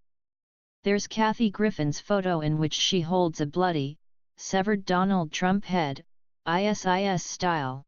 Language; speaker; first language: English; native; English